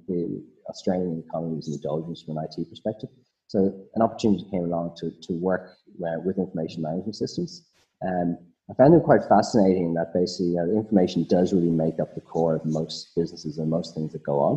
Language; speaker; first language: English; native; English